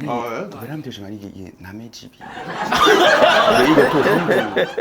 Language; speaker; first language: Korean; non-native, fluent; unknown